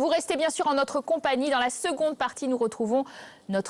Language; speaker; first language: French; native; French